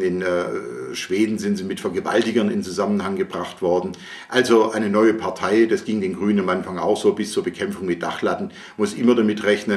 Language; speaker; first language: German; native; German